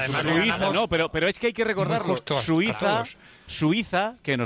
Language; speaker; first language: Spanish; native; Spanish